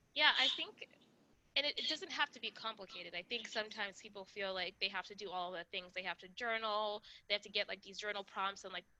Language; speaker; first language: English; non-native, local second language; Kinyarwanda